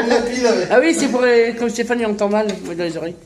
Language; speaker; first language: French; native; French